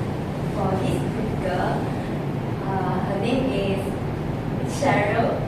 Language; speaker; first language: English; non-native, learner; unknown